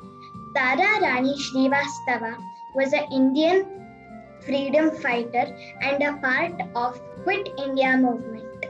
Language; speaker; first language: English; non-native, local second language; Kannada